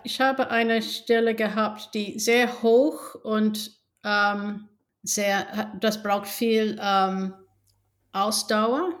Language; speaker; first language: German; non-native, fluent; English